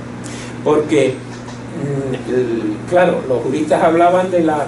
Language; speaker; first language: Spanish; native; Spanish